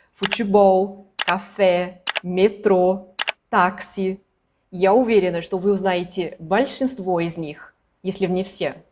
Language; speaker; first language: Russian; non-native, fluent; Portuguese